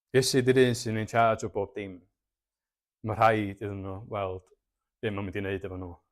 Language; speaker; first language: Welsh; native; Welsh